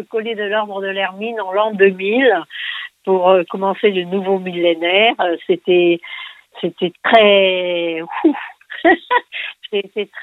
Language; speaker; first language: French; non-native, local second language; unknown